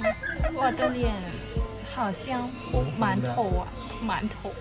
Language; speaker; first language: Chinese; non-native, learner; Thai